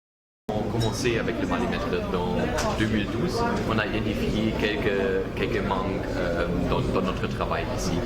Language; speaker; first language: French; non-native, learner; German